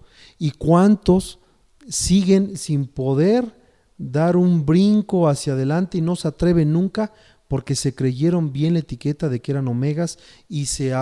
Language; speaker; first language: Spanish; native; Spanish